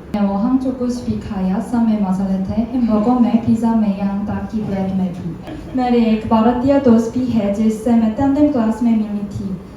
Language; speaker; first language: Hindi; non-native, learner; Korean